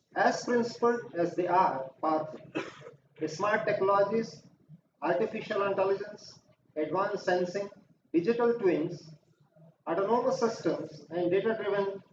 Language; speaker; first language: English; non-native, local second language; Hindi